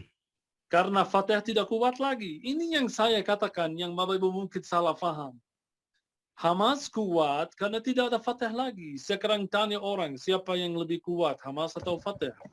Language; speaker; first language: Indonesian; non-native, fluent; Arabic